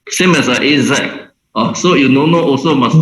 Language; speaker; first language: English; non-native, local second language; Chinese